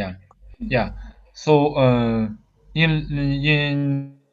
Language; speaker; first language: English; non-native, learner; Chinese